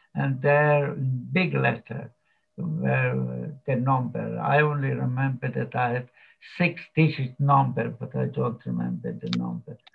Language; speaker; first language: English; non-native, fluent; Slovak